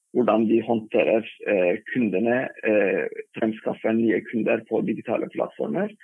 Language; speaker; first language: Norwegian; non-native, fluent; Turkish